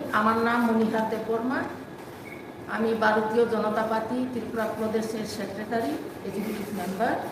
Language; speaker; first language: Bangla; non-native, local second language; Kok Borok